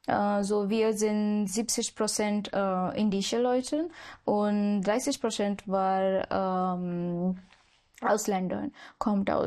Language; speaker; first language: German; non-native, learner; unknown